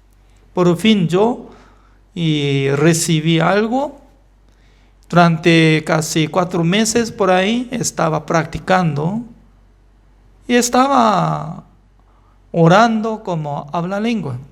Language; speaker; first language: Spanish; non-native, fluent; Korean